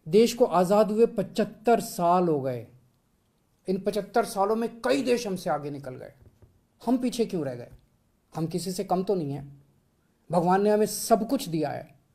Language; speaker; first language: Hindi; native; Hindi